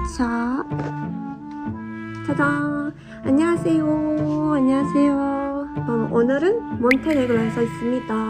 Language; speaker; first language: Korean; non-native, learner; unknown